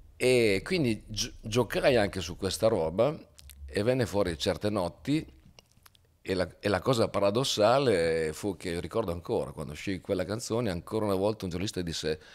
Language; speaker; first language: Italian; native; Italian